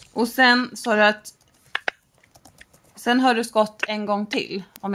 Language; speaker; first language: Swedish; native; Swedish